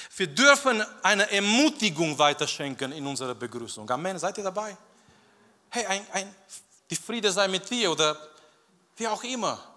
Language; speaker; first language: German; non-native, fluent; Romanian